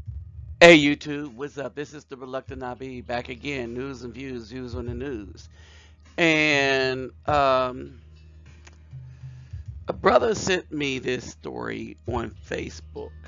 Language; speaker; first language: English; native; English